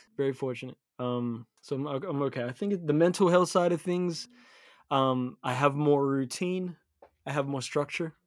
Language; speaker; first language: English; early bilingual, other home language; Filipino